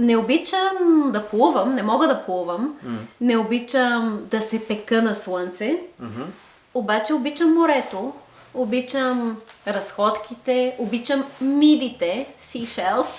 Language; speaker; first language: Bulgarian; non-native, fluent; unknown